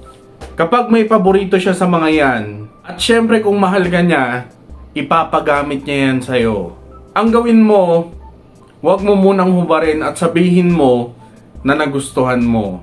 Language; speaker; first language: Filipino; native; Filipino